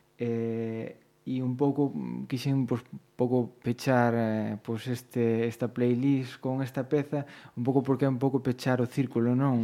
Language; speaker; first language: Galician; native; Galician